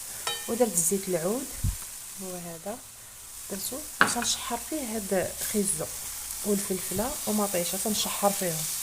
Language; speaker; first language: Arabic; native; Arabic